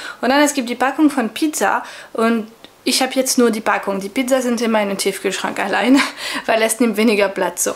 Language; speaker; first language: German; non-native, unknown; French